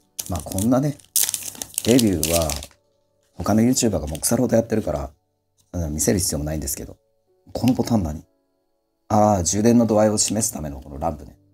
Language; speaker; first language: Japanese; native; Japanese